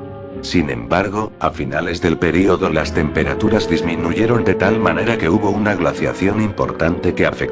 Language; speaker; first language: Spanish; native; Spanish